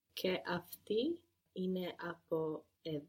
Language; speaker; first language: Greek; non-native, learner; English